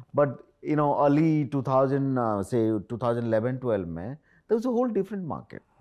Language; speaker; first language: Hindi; non-native, local second language; Odia